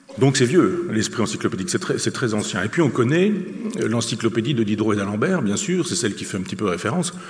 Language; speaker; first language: French; native; French